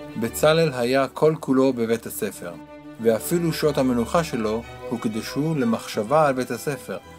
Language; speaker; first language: Hebrew; native; Hebrew